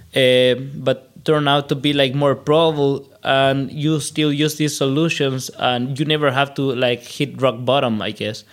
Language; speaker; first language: English; non-native, fluent; Spanish